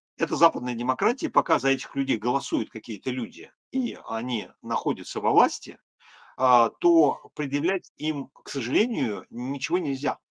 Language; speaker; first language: Russian; native; Russian